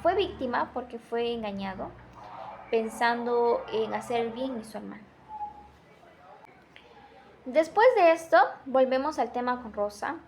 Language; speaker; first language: Spanish; native; Spanish